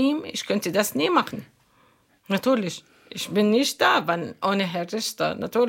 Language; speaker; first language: German; non-native, learner; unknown